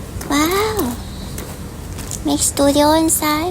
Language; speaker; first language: English; non-native, learner; Thai